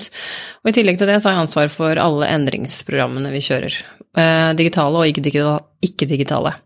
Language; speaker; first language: Norwegian; native; Norwegian